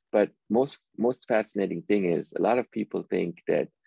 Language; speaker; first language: English; early bilingual, other home language; Persian